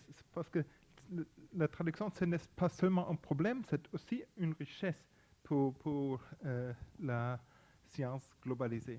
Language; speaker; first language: French; non-native, fluent; Spanish